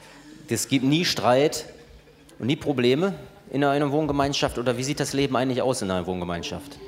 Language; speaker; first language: German; native; German